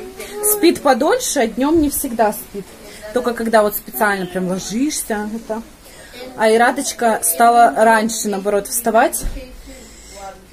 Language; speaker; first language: Russian; native; Russian